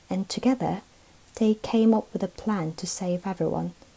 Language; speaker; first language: English; non-native, fluent; Korean